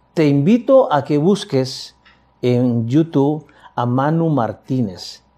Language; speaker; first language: Spanish; native; Spanish